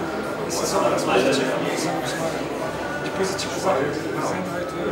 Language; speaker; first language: German; non-native, fluent; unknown